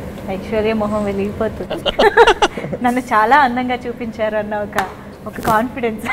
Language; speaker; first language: Telugu; native; Telugu